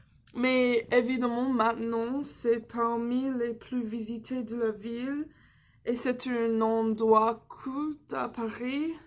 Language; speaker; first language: French; non-native, fluent; English